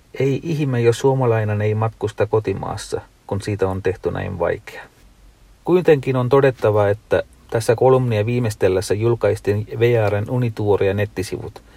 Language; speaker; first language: Finnish; non-native, fluent; Tamil